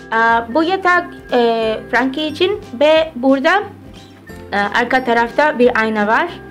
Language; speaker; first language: Turkish; early bilingual, heritage; Turkish